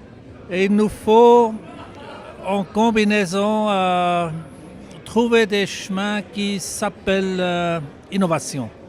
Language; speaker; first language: French; non-native, local second language; German